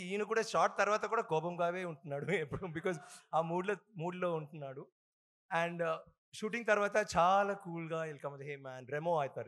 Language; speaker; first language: Telugu; non-native, local second language; Tamil